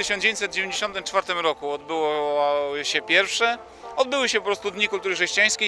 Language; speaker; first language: Polish; native; Polish